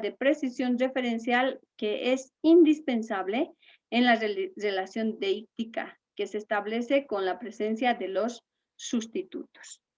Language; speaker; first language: Spanish; native; Spanish